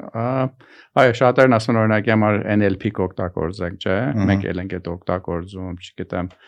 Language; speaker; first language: Armenian; early bilingual, heritage; Armenian